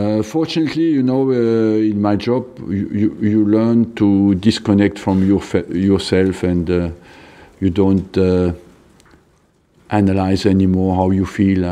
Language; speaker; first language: English; non-native, fluent; French